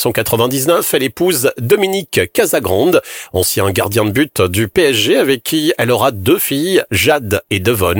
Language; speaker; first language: French; native; French